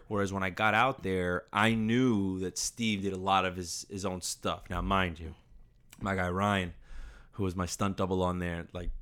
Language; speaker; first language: English; native; English